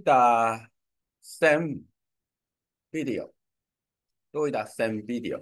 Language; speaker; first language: Vietnamese; non-native, learner; Korean